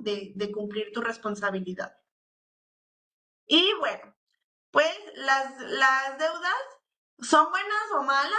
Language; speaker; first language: Spanish; native; Spanish